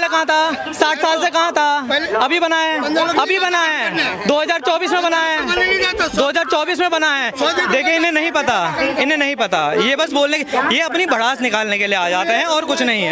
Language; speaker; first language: Hindi; native; Hindi